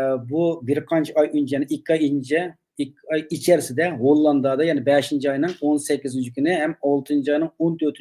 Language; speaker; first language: Turkish; non-native, learner; Uyghur